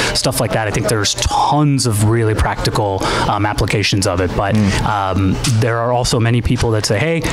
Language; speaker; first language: English; native; English